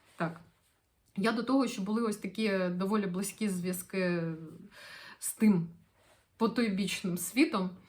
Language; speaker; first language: Ukrainian; non-native, local second language; Russian